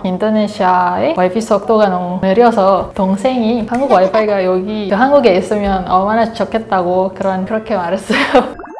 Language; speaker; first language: Korean; non-native, fluent; Indonesian